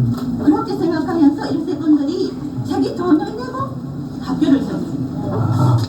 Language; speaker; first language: Korean; early bilingual, heritage; Korean